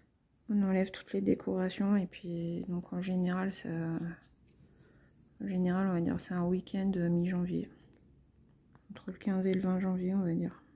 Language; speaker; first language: French; native; French